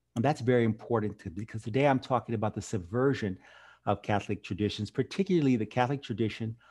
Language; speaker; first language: English; native; English